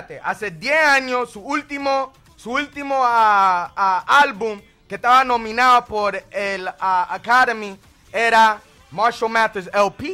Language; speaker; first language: Spanish; early bilingual, heritage; Spanish